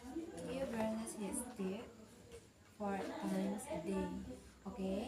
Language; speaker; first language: English; non-native, fluent; Indonesian